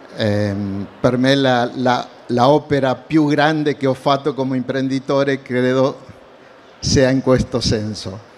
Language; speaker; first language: Italian; non-native, learner; Spanish